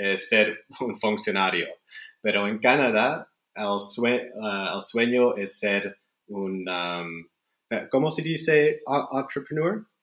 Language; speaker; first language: Spanish; non-native, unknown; Dutch